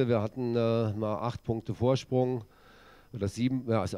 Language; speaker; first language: German; native; German